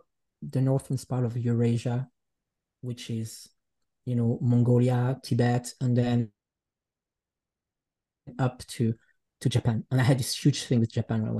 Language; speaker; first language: English; non-native, fluent; French